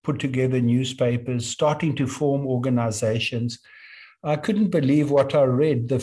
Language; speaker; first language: English; native; English